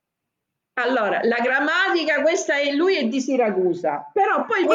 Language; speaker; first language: Italian; native; Italian